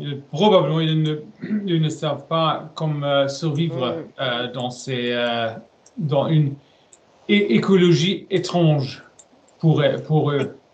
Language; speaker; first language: French; non-native, learner; German